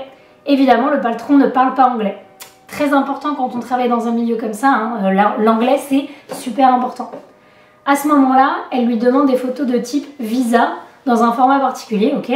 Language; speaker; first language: French; native; French